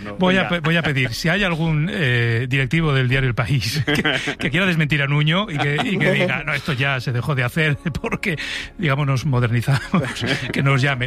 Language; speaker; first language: Spanish; native; Spanish